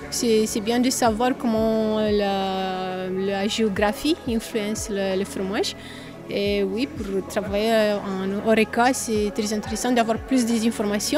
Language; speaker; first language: French; non-native, fluent; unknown